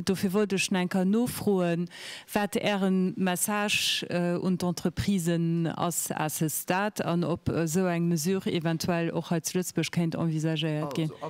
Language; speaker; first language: Luxembourgish; native; Luxembourgish